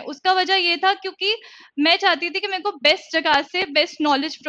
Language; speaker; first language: Hindi; native; Hindi